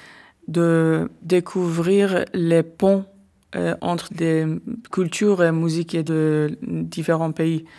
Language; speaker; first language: French; non-native, learner; Persian